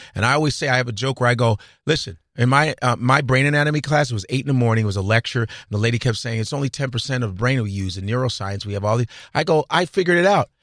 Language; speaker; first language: English; native; English